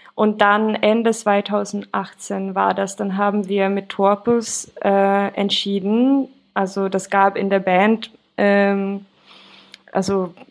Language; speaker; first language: German; non-native, fluent; Swedish